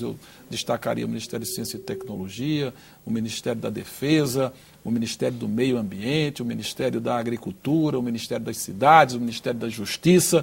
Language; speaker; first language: Portuguese; native; Portuguese